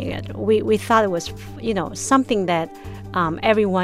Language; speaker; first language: English; non-native, fluent; Chinese